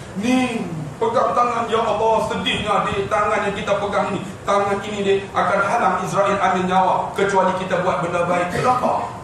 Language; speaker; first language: Malay; native; Malay